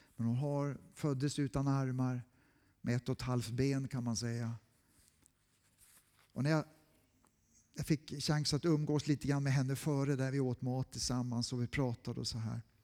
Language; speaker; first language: Swedish; native; Swedish